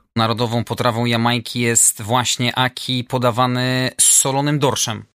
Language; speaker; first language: Polish; native; Polish